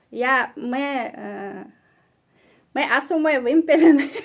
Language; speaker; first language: Finnish; non-native, learner; Russian